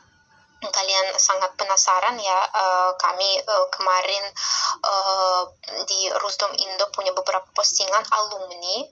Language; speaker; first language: Indonesian; non-native, fluent; Russian